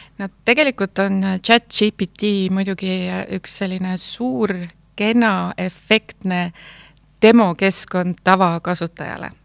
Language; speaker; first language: Estonian; native; Estonian